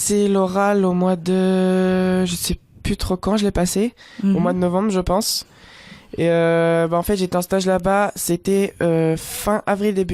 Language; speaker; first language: French; native; French